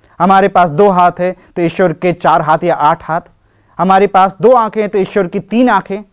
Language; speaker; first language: Hindi; native; Hindi